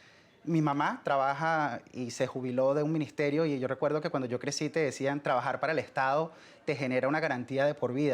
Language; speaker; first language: Spanish; native; Spanish